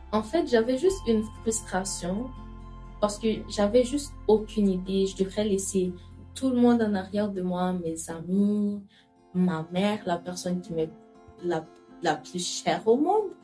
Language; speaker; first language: French; non-native, local second language; Haitian Creole